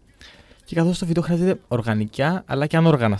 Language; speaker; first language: Greek; native; Greek